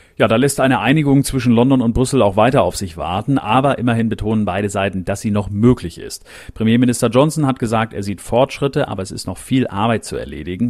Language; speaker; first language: German; native; German